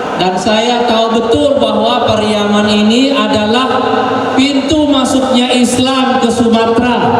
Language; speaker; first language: Indonesian; non-native, local second language; Buginese